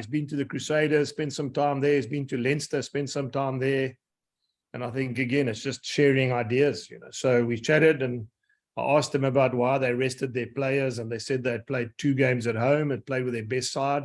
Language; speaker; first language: English; native; English